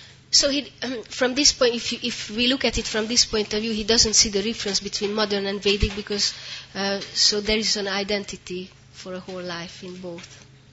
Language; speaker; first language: English; non-native, fluent; Hungarian